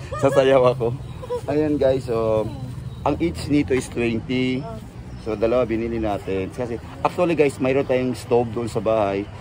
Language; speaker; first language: Filipino; non-native, local second language; Cebuano